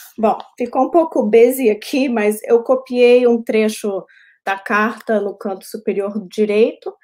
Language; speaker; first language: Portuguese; early bilingual, heritage; Portuguese